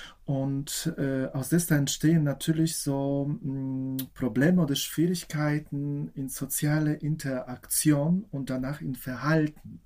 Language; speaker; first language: German; non-native, fluent; Polish